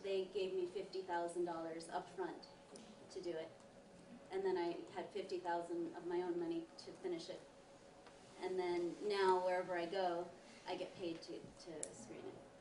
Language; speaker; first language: English; early bilingual, other home language; Italian